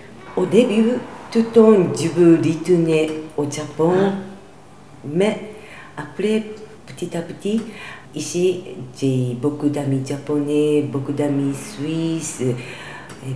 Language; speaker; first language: French; non-native, learner; Japanese